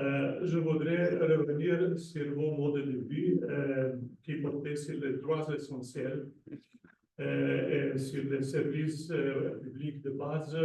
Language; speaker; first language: French; non-native, fluent; Slovenian